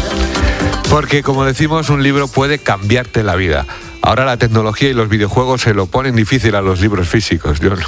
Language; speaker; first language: Spanish; native; Spanish